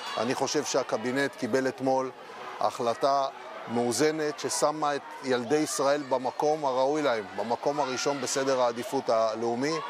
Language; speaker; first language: Hebrew; native; Hebrew